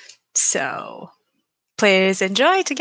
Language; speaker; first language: English; non-native, learner; Japanese